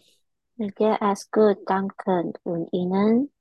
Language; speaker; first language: German; non-native, learner; Chinese